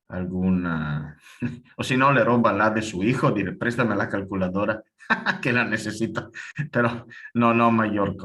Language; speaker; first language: Spanish; non-native, fluent; Italian